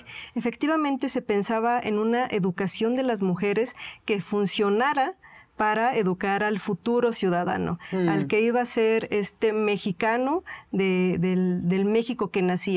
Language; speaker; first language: Spanish; native; Spanish